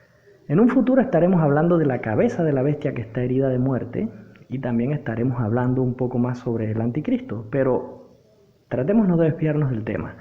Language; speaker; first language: Spanish; native; Spanish